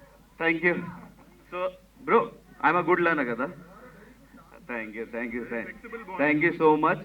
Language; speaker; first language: Telugu; non-native, local second language; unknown